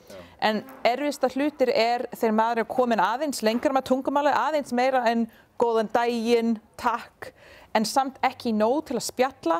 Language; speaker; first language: Icelandic; non-native, fluent; English